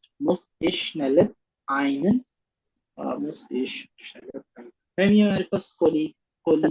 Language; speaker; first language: German; non-native, learner; Hindi